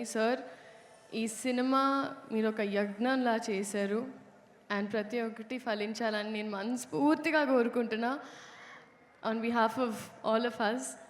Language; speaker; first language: Telugu; native; Telugu